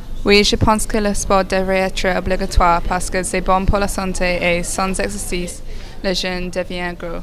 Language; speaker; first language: French; non-native, learner; English